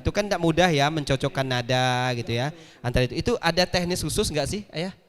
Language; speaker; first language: Malay; native; Malay